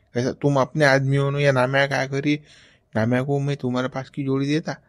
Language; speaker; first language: Hindi; non-native, local second language; Marathi